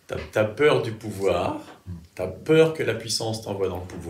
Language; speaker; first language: French; native; French